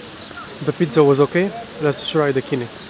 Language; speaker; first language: English; non-native, learner; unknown